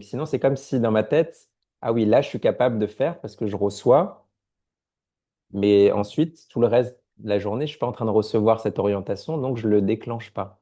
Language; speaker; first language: French; native; French